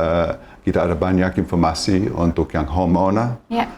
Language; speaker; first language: Indonesian; non-native, fluent; English